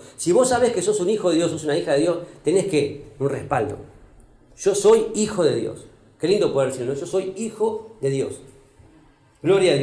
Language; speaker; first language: Spanish; native; Spanish